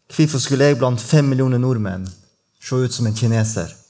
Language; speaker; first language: Norwegian; native; Norwegian